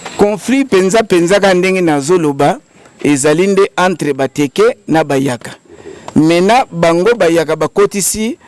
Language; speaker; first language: Lingala; non-native, local second language; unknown